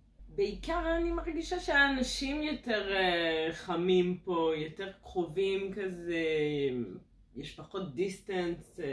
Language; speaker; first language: Hebrew; non-native, fluent; French